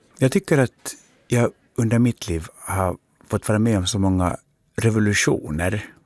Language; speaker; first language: Swedish; native; Swedish